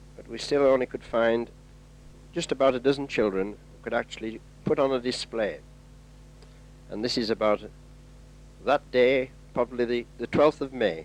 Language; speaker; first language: English; native; English